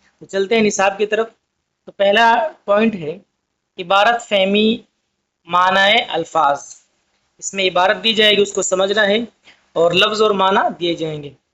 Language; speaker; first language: Urdu; native; Urdu